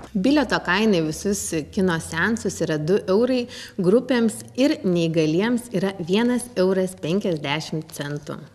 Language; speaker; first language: Lithuanian; native; Lithuanian